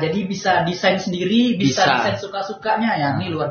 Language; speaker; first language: Indonesian; native; Indonesian